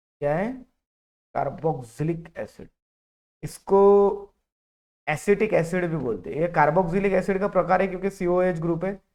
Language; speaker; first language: Hindi; non-native, local second language; Marathi